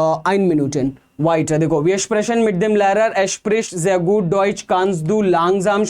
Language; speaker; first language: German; non-native, fluent; Hindi